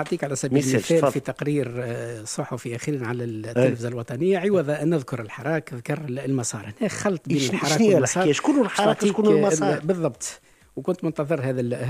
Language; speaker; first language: Arabic; native; Arabic